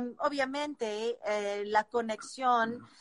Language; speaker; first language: Spanish; non-native, learner; English